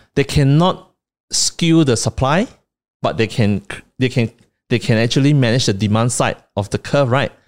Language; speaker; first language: English; non-native, local second language; Chinese